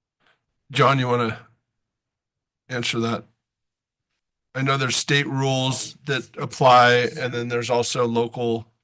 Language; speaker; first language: English; native; English